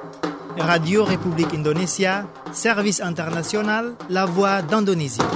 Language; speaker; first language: French; non-native, fluent; Indonesian